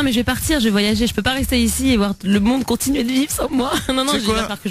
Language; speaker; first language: French; native; French